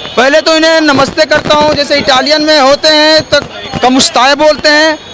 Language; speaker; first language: Hindi; native; Hindi